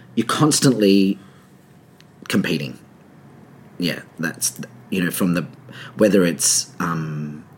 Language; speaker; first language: English; native; English